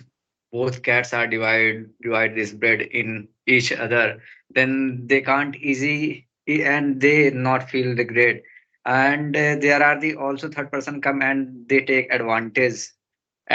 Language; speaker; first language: English; non-native, learner; Hindi